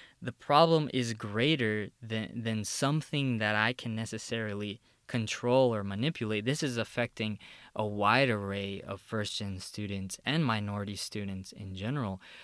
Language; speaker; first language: English; early bilingual, other home language; Spanish